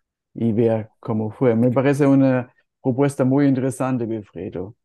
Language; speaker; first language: Spanish; non-native, fluent; German